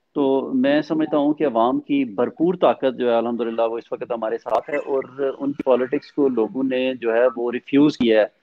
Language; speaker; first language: Urdu; non-native, local second language; Punjabi